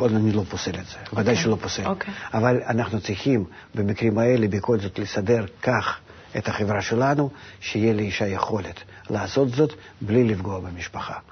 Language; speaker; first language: Hebrew; non-native, fluent; Russian